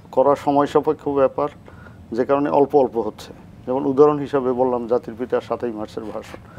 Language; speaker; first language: Bangla; native; Bangla